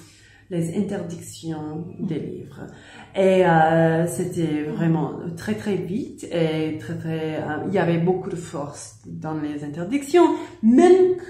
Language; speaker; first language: French; non-native, learner; English